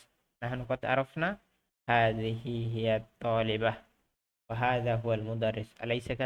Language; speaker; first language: Arabic; non-native, fluent; Bangla